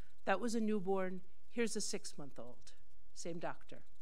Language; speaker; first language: English; native; English